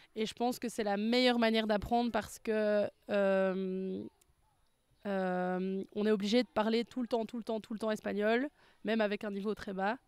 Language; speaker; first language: French; native; French